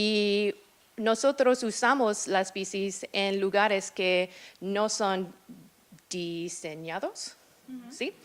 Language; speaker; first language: Spanish; non-native, fluent; English